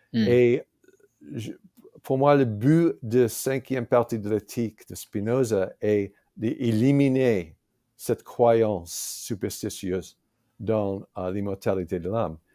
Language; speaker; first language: French; non-native, fluent; English